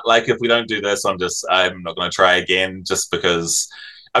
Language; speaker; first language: English; native; English